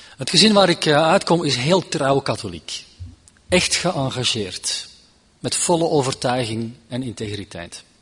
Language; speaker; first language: Dutch; native; Dutch